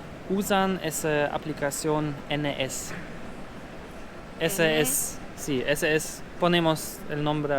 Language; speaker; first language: Spanish; non-native, learner; German